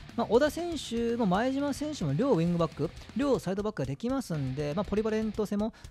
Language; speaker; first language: Japanese; native; Japanese